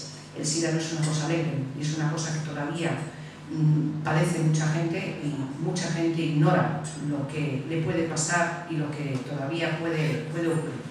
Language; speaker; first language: Spanish; native; Spanish